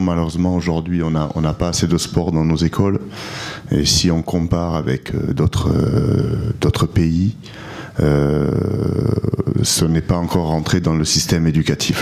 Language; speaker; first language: French; native; French